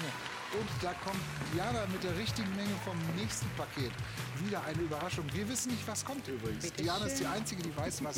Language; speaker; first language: German; native; German